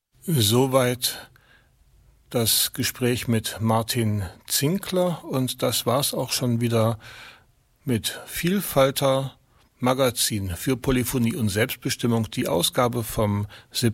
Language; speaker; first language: German; native; German